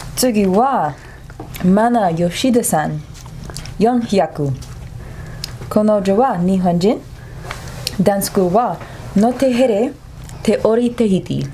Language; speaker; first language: Japanese; non-native, learner; English